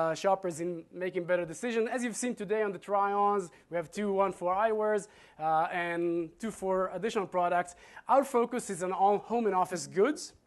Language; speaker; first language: English; non-native, fluent; Hebrew